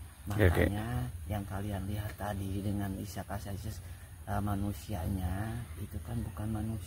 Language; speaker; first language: Indonesian; native; Indonesian